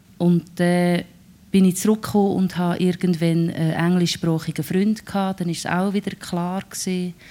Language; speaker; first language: German; native; German